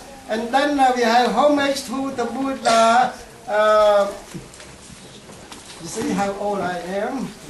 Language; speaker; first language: English; non-native, fluent; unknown